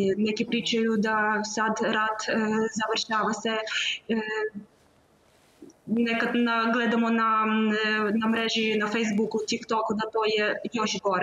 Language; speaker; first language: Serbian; non-native, learner; Ukrainian